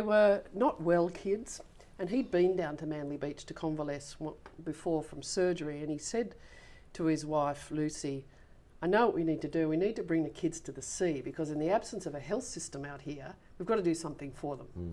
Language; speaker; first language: English; native; English